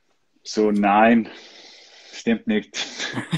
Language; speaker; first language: German; non-native, learner; Icelandic